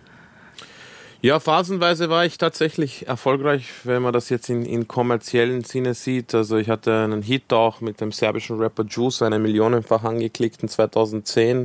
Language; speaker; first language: German; early bilingual, other home language; Croatian